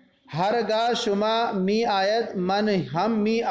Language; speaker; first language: Persian; non-native, fluent; Urdu